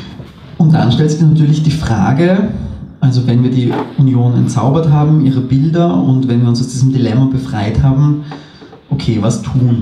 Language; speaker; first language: German; native; German